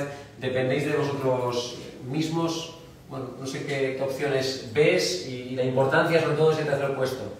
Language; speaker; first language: Spanish; native; Spanish